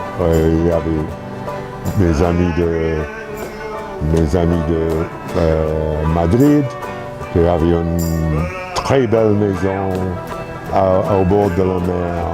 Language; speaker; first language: French; non-native, fluent; English